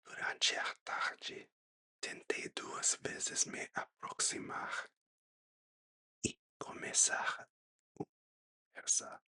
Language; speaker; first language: Portuguese; non-native, learner; English